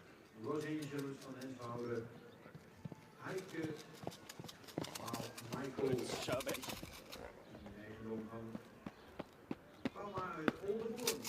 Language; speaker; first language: Dutch; native; Dutch